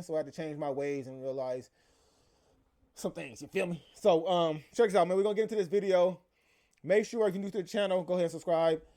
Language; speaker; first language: English; native; English